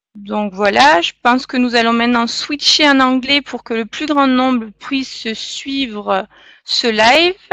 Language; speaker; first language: French; native; French